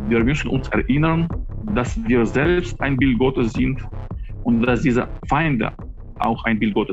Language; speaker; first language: German; non-native, fluent; Ukrainian